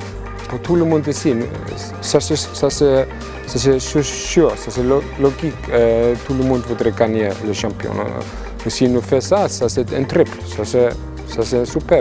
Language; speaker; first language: French; non-native, learner; Icelandic